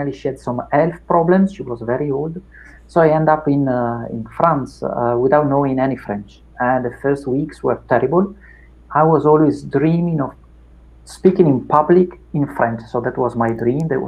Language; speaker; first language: English; non-native, fluent; Italian